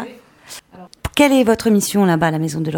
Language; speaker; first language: French; native; French